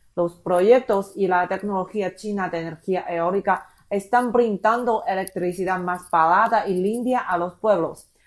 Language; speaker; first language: Spanish; non-native, fluent; Chinese